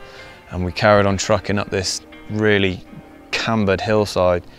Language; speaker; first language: English; native; English